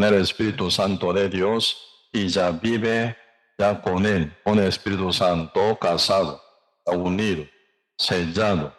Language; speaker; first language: Spanish; non-native, learner; Korean